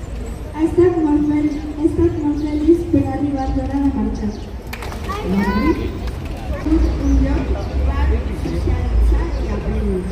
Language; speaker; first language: Catalan; early bilingual, other home language; Filipino